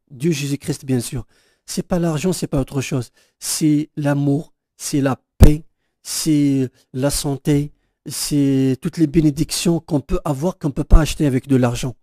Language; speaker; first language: French; non-native, local second language; Kabyle